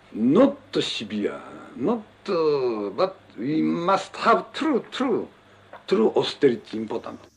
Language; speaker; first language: English; non-native, learner; Japanese